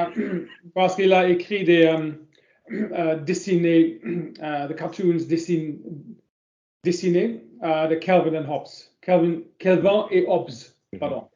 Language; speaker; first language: French; non-native, learner; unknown